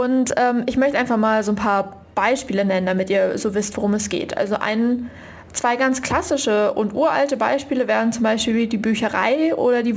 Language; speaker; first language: German; native; German